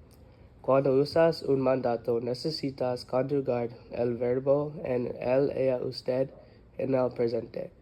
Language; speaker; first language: Spanish; non-native, learner; English